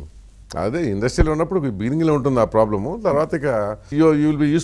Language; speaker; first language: Telugu; native; Telugu